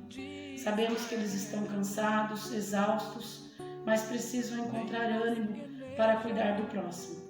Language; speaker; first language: Portuguese; native; Portuguese